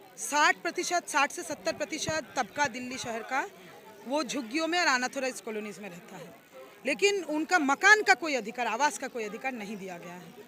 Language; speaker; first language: Hindi; non-native, local second language; Bangla